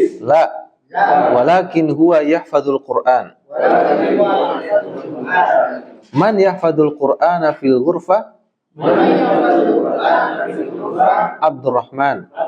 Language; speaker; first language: Arabic; non-native, fluent; Indonesian